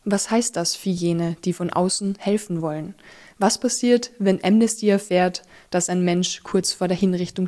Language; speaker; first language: German; native; German